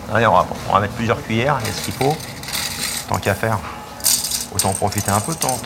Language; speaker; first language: French; native; French